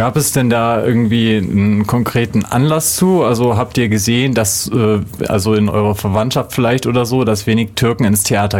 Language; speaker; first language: German; native; German